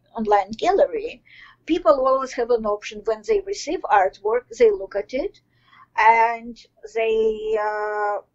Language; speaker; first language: English; non-native, fluent; Russian